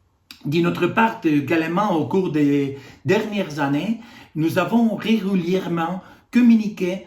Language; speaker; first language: French; non-native, fluent; Spanish